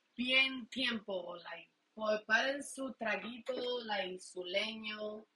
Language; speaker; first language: Spanish; native; Spanish